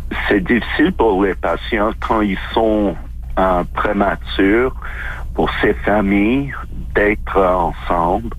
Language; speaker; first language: French; non-native, fluent; English